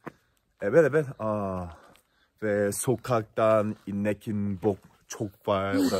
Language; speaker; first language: Turkish; non-native, learner; Korean